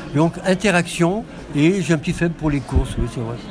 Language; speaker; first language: French; native; French